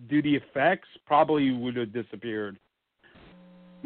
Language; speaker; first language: English; native; English